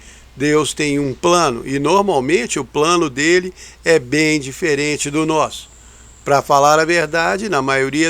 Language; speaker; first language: Portuguese; native; Portuguese